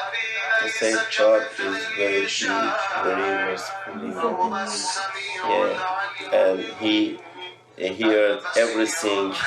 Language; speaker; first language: English; non-native, learner; Persian